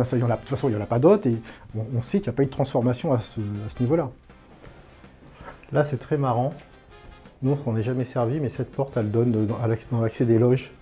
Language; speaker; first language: French; native; French